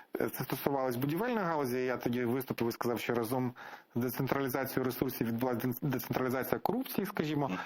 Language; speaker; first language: Ukrainian; native; Ukrainian